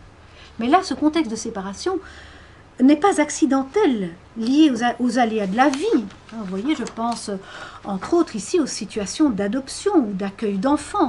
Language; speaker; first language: French; native; French